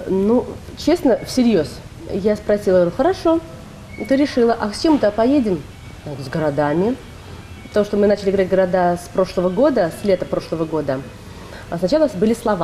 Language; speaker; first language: Russian; native; Russian